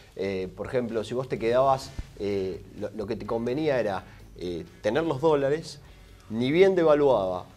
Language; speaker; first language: Spanish; native; Spanish